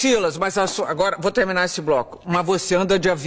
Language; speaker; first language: Portuguese; native; Portuguese